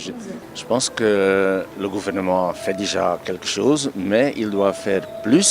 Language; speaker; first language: French; non-native, local second language; Dutch